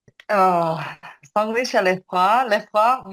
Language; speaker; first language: French; non-native, learner; Korean